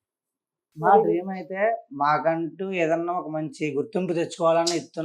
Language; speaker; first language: Telugu; native; Telugu